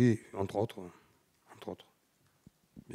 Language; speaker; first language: French; native; French